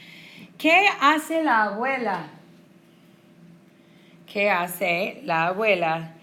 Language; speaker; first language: Spanish; non-native, fluent; English